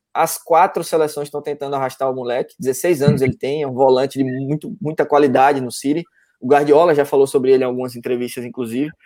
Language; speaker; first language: Portuguese; native; Portuguese